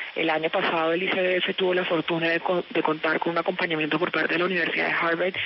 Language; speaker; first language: Spanish; native; Spanish